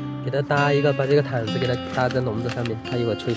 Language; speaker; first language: Chinese; native; Chinese